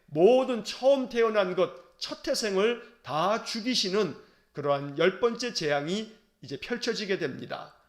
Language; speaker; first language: Korean; native; Korean